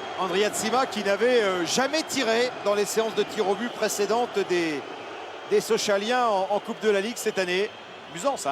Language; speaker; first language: French; native; French